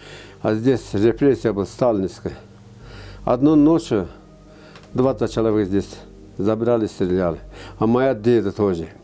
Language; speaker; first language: Russian; non-native, local second language; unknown